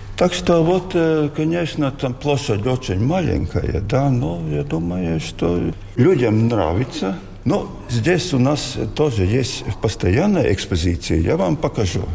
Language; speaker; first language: Russian; non-native, local second language; Latvian